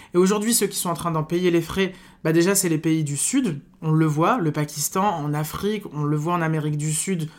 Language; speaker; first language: French; native; French